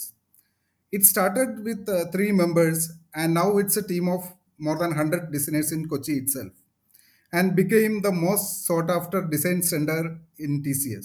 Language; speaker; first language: English; non-native, local second language; Malayalam